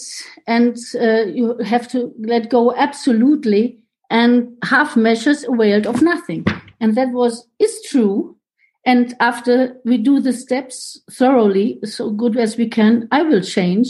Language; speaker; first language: English; non-native, fluent; German